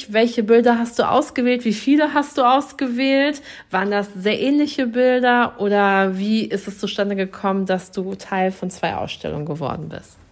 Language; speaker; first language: German; native; German